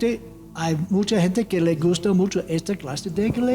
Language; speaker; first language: Spanish; non-native, fluent; English